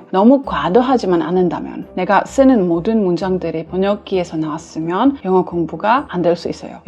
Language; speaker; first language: Korean; non-native, fluent; English